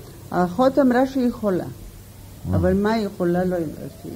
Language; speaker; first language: Hebrew; non-native, fluent; Bulgarian